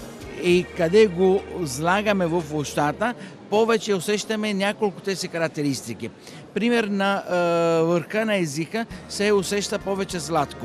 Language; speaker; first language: Bulgarian; non-native, fluent; Italian